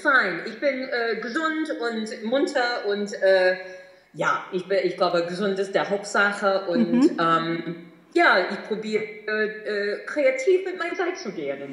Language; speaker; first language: German; non-native, fluent; English